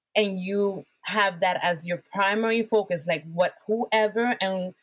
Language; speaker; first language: English; early bilingual, other home language; Spanish